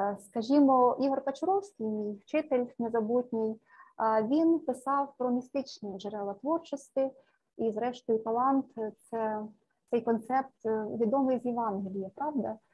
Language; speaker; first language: Ukrainian; native; Ukrainian